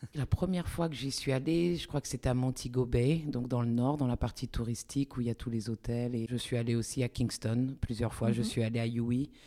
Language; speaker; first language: French; native; French